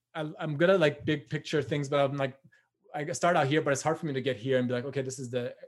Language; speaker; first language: English; native; English